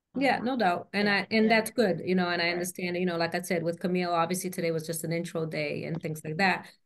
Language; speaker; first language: English; native; English